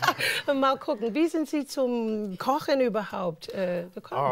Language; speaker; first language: German; non-native, fluent; English